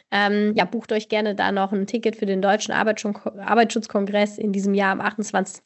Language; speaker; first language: German; native; German